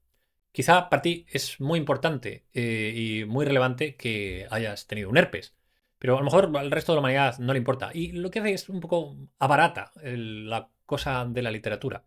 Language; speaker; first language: Spanish; native; Spanish